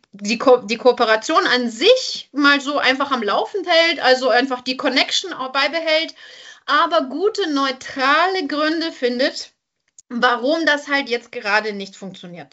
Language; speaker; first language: German; native; German